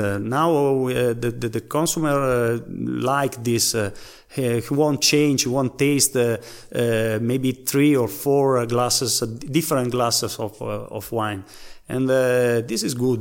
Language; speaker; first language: English; non-native, learner; Italian